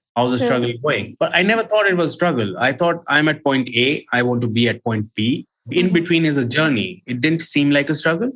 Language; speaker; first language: English; non-native, local second language; Hindi